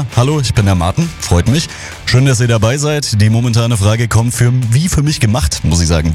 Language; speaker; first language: German; native; German